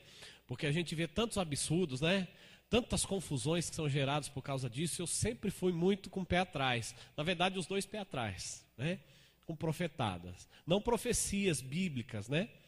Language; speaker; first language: Portuguese; native; Portuguese